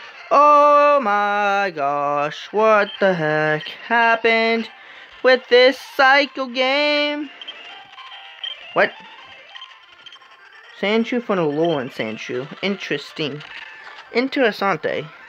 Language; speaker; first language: English; native; English